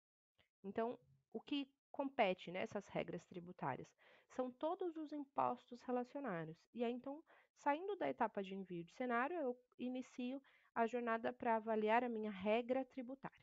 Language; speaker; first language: Portuguese; native; Portuguese